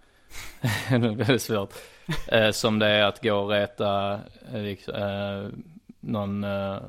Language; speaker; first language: Swedish; native; Swedish